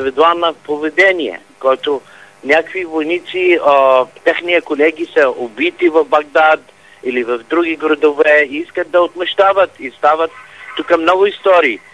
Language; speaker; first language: Bulgarian; non-native, fluent; Arabic